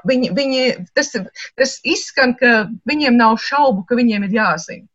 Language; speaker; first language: Latvian; native; Latvian